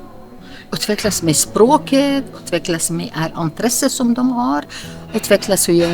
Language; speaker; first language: Swedish; non-native, fluent; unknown